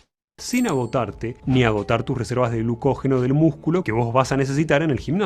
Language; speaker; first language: Spanish; native; Spanish